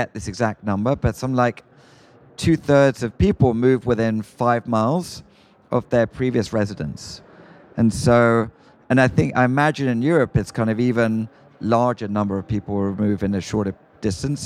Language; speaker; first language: English; native; English